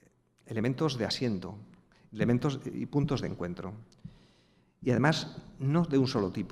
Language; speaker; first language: Spanish; native; Spanish